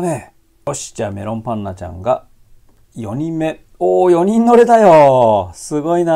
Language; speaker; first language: Japanese; native; Japanese